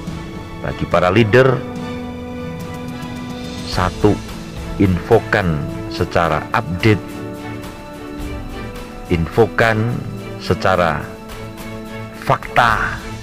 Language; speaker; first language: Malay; non-native, local second language; Javanese